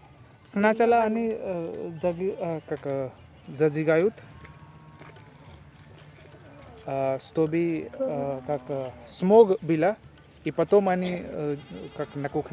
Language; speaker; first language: Russian; non-native, learner; Hindi